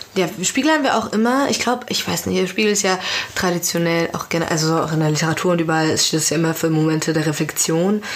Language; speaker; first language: German; early bilingual, other home language; Persian